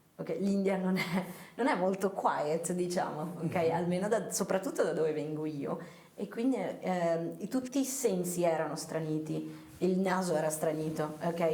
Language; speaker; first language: Italian; early bilingual, other home language; Hindi